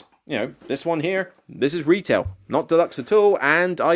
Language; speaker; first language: English; native; English